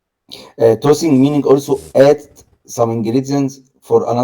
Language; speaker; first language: English; non-native, learner; Arabic